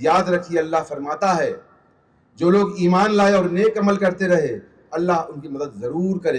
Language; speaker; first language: Hindi; native; Hindi